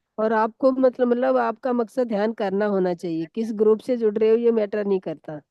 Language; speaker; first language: Hindi; native; Hindi